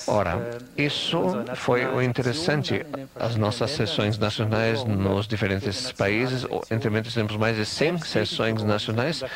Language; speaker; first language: Portuguese; non-native, fluent; German